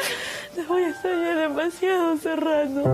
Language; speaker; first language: Spanish; native; Spanish